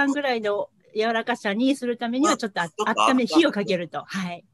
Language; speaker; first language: Japanese; native; Japanese